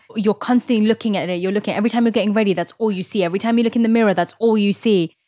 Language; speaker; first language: English; early bilingual, other home language; Hindi